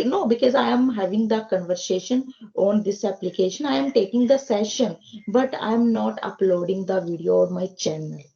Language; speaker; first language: English; non-native, learner; Hindi